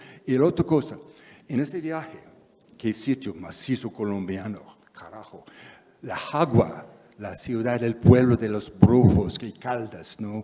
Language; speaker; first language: Spanish; non-native, fluent; English